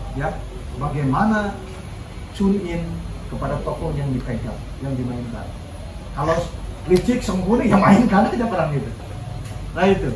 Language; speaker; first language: Indonesian; non-native, local second language; Sundanese